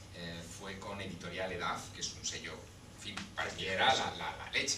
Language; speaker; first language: Spanish; native; Spanish